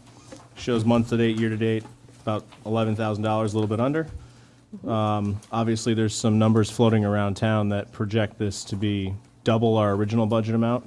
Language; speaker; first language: English; native; English